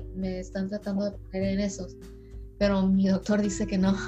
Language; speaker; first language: Spanish; early bilingual, heritage; Spanish